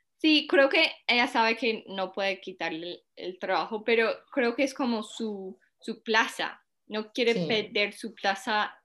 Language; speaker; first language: Spanish; early bilingual, heritage; Spanish